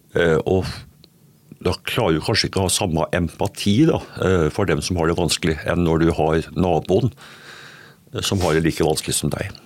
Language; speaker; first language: Norwegian; native; Norwegian